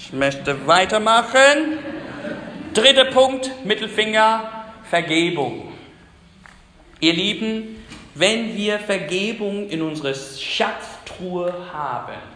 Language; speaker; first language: German; non-native, fluent; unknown